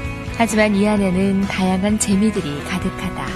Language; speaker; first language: Korean; native; Korean